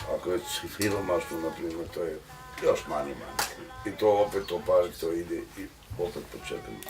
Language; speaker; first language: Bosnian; non-native, local second language; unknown